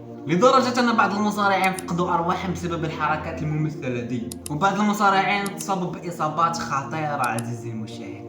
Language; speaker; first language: Arabic; native; Arabic